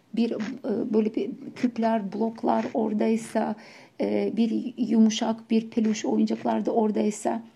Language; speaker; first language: Turkish; non-native, fluent; Russian